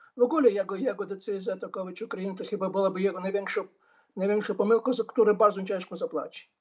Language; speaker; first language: Polish; non-native, fluent; Ukrainian